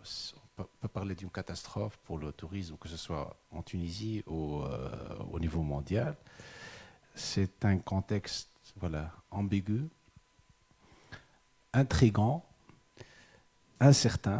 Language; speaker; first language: French; non-native, local second language; Arabic